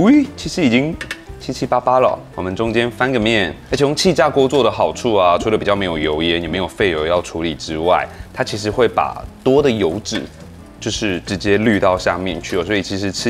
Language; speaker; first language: Chinese; native; Chinese